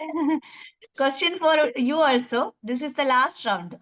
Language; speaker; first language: English; non-native, fluent; Malayalam